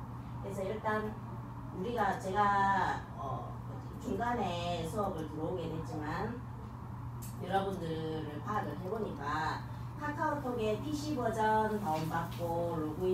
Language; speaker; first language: Korean; native; Korean